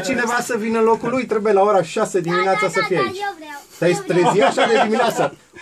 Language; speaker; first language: Romanian; native; Romanian